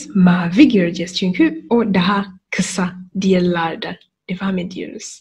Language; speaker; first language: Turkish; non-native, learner; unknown